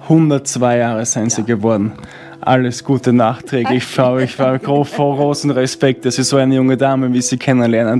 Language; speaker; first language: German; native; German